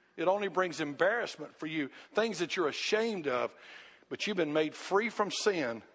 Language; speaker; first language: English; native; English